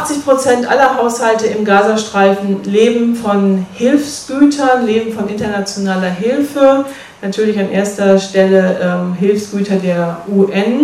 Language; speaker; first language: German; native; German